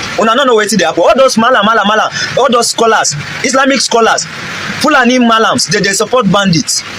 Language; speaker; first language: Nigerian Pidgin; non-native, local second language; Hausa